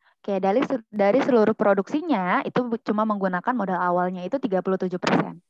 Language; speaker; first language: Indonesian; native; Indonesian